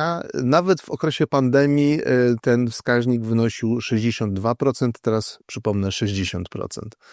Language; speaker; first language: Polish; native; Polish